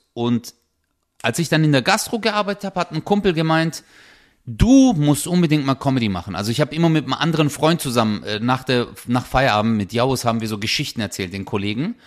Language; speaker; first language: German; early bilingual, other home language; Turkish